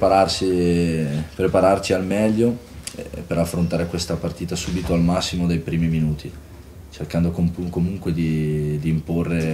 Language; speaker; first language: Italian; native; Italian